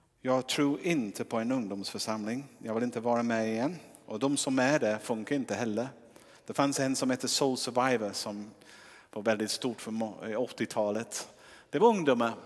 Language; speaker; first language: Swedish; non-native, fluent; English